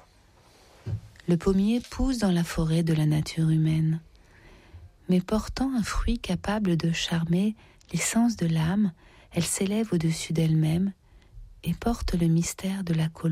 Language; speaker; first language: French; native; French